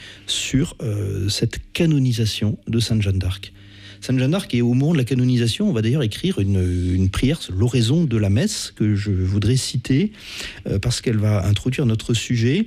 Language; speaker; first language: French; native; French